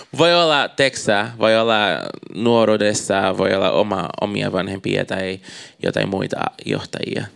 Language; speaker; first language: Finnish; non-native, fluent; Portuguese